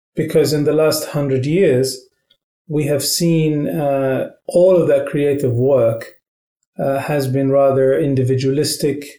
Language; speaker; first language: English; non-native, fluent; Arabic